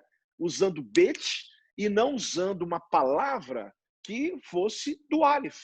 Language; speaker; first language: Portuguese; native; Portuguese